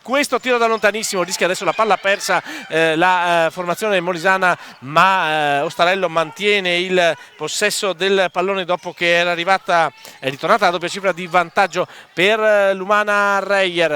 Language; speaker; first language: Italian; native; Italian